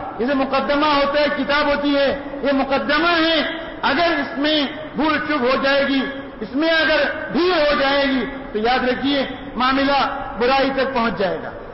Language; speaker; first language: Urdu; non-native, local second language; Konkani